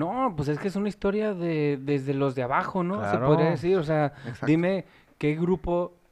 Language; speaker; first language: Spanish; native; Spanish